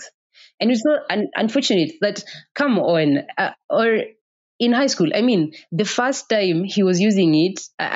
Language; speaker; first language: English; non-native, local second language; Kikuyu